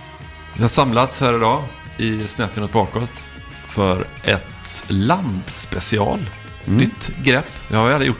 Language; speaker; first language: Swedish; native; Swedish